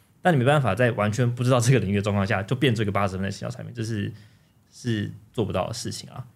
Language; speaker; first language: Chinese; native; Chinese